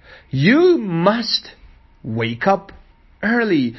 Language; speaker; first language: English; non-native, fluent; Persian